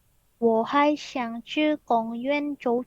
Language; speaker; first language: Chinese; non-native, learner; Indonesian